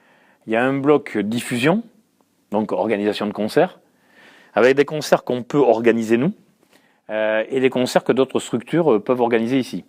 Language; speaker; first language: French; native; French